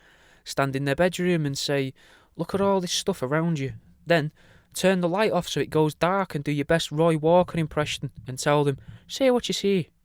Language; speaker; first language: English; native; English